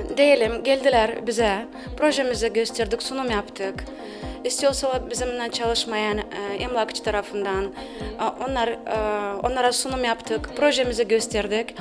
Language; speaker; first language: Turkish; non-native, learner; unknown